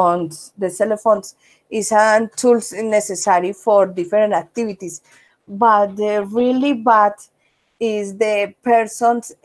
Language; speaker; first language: English; non-native, learner; Spanish